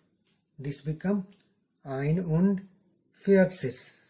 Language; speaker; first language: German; non-native, learner; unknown